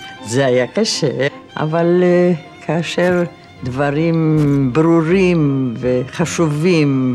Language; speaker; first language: Hebrew; non-native, fluent; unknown